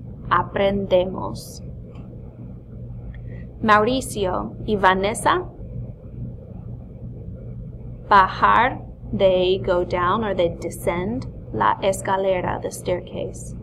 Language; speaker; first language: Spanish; non-native, fluent; English